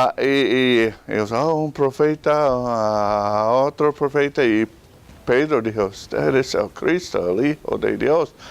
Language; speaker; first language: Spanish; non-native, fluent; English